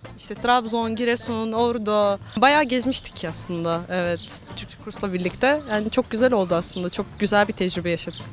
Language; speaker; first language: Turkish; non-native, fluent; Bosnian